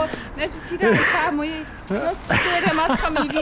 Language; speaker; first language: Spanish; non-native, learner; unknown